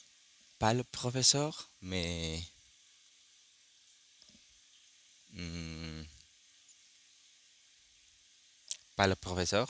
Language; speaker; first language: French; non-native, learner; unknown